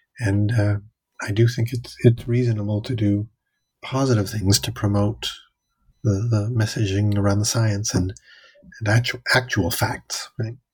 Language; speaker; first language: English; native; English